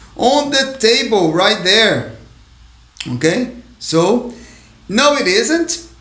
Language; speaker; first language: English; non-native, fluent; Portuguese